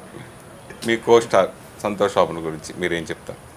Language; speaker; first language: Telugu; native; Telugu